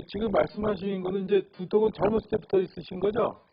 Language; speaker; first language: Korean; native; Korean